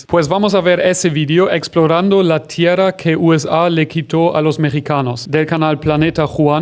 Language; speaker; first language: Spanish; non-native, fluent; German